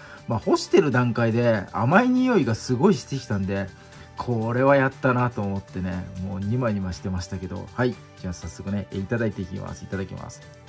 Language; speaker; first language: Japanese; native; Japanese